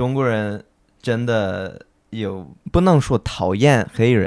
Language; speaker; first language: Chinese; non-native, fluent; English